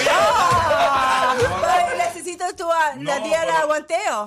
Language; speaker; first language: Spanish; early bilingual, heritage; Spanish